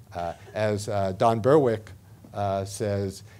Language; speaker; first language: English; native; English